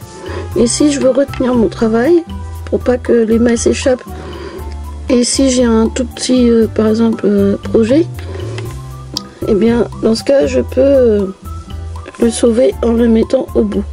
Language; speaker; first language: French; native; French